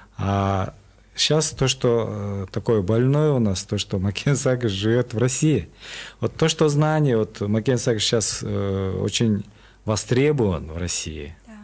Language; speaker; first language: Russian; non-native, local second language; Kyrgyz